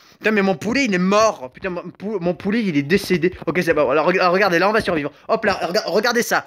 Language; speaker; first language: French; native; French